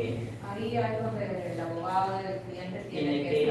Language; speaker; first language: Spanish; native; Spanish